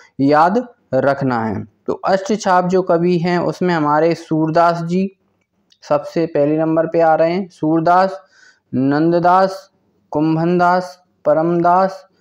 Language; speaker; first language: Hindi; native; Hindi